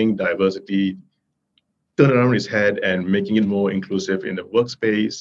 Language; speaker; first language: English; non-native, local second language; Tamil